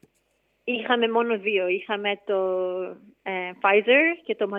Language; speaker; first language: Greek; early bilingual, heritage; English